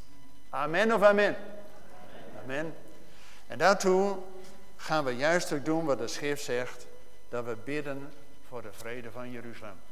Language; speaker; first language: Dutch; native; Dutch